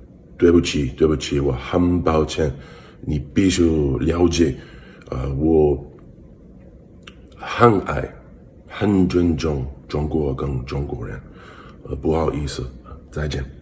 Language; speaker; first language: Chinese; non-native, learner; English